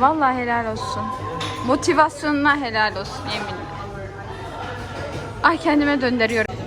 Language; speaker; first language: Turkish; early bilingual, heritage; Turkish